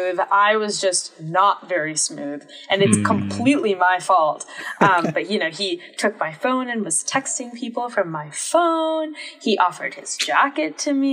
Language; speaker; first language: English; native; English